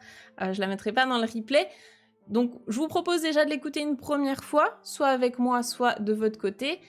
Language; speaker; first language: French; native; French